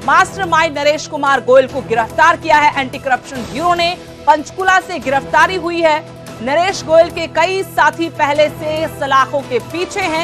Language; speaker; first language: Hindi; native; Hindi